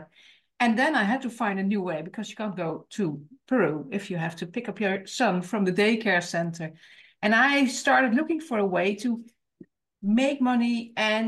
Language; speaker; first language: English; non-native, fluent; Dutch